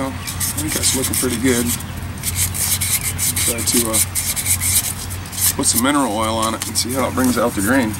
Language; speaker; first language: English; native; English